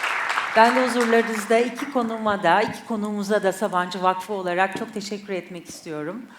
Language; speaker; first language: Turkish; native; Turkish